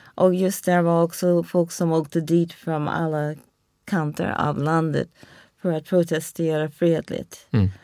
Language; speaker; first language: Swedish; non-native, fluent; English